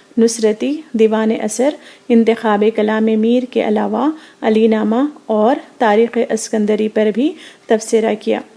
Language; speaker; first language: Urdu; native; Urdu